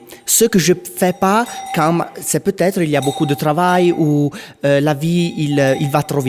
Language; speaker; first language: French; non-native, local second language; Italian